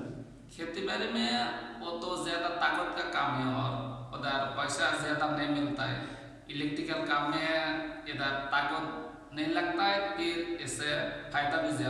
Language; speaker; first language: Hindi; non-native, learner; Bangla